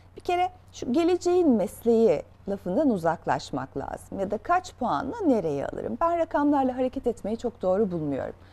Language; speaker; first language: Turkish; native; Turkish